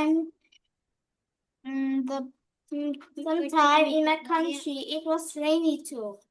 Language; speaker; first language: English; non-native, learner; Vietnamese